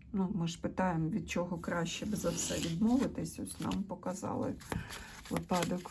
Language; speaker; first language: Ukrainian; non-native, local second language; Russian